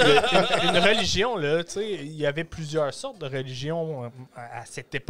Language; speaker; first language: French; native; French